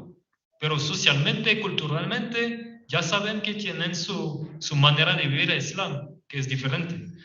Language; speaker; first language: Spanish; non-native, fluent; French